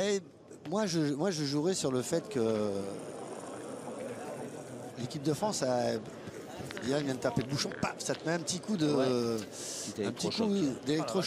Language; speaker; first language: French; native; French